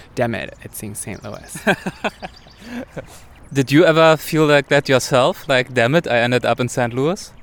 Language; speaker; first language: English; non-native, fluent; Chinese